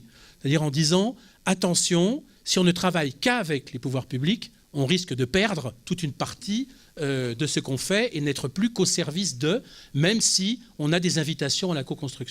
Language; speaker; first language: French; native; French